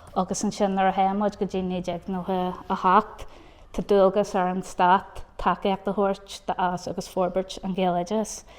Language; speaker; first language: Irish; non-native, local second language; English